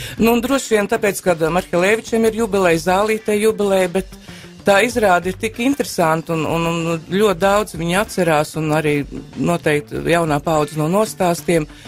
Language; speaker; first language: Latvian; native; Latvian